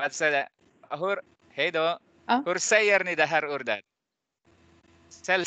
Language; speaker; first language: Swedish; non-native, fluent; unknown